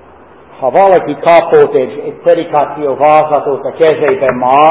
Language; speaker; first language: Hungarian; non-native, fluent; English